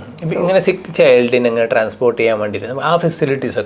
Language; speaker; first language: Malayalam; native; Malayalam